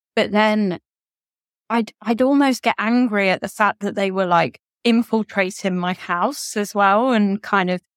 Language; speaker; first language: English; native; English